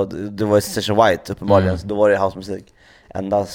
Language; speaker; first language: Swedish; native; Swedish